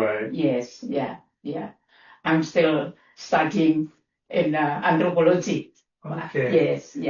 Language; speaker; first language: English; non-native, learner; Indonesian